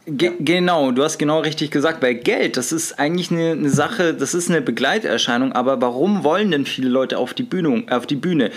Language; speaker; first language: German; native; German